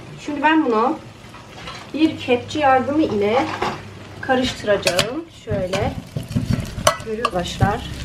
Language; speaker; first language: Turkish; native; Turkish